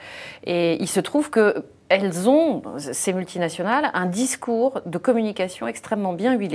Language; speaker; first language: French; native; French